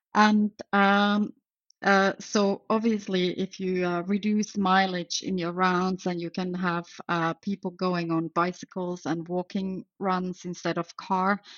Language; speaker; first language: English; non-native, fluent; Finnish